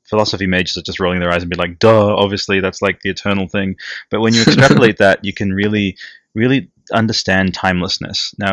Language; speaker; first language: English; non-native, fluent; Italian